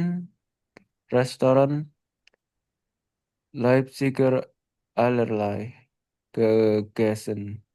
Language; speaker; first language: German; non-native, learner; Indonesian